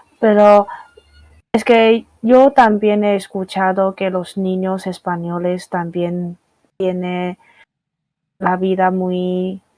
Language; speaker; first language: Spanish; non-native, fluent; Chinese